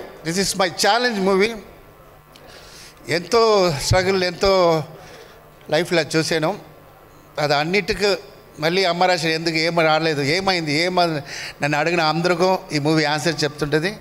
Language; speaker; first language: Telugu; non-native, learner; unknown